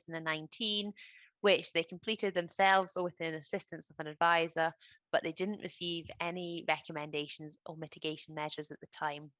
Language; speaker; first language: English; native; English